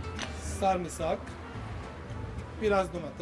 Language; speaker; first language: Turkish; non-native, learner; Italian